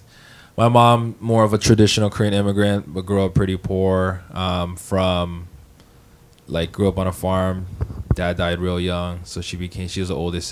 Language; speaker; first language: English; native; English